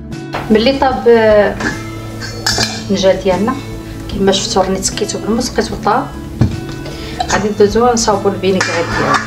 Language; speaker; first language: Arabic; native; Arabic